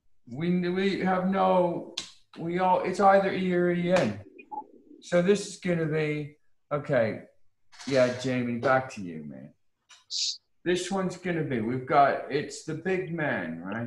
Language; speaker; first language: English; native; English